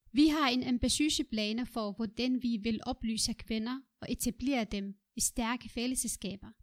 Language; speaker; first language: Danish; non-native, fluent; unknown